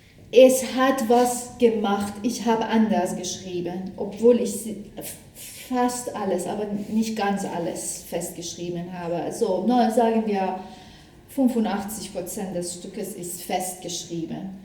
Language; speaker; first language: German; non-native, fluent; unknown